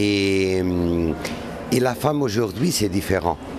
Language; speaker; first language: French; non-native, learner; Portuguese